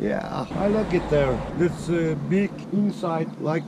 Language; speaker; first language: English; non-native, learner; Turkish